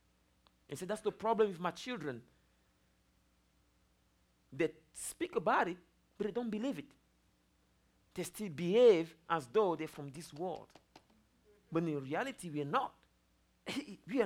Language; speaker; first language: English; non-native, local second language; French